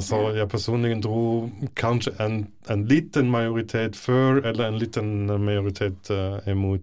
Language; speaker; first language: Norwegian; non-native, fluent; German